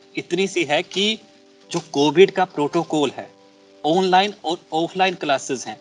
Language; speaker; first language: Hindi; native; Hindi